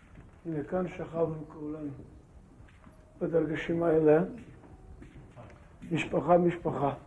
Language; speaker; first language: Hebrew; early bilingual, other home language; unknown